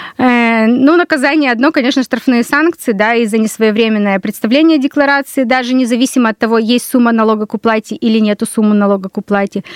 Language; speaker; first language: Russian; native; Russian